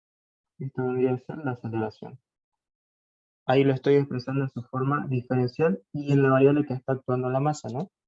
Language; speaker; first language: Spanish; native; Spanish